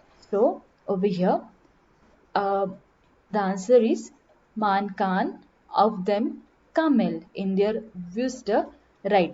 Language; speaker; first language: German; non-native, learner; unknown